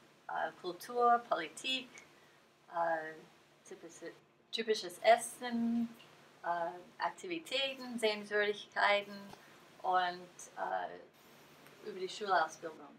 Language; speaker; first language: German; non-native, learner; English